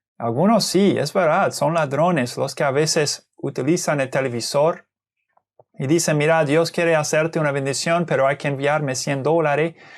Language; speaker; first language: Spanish; non-native, fluent; English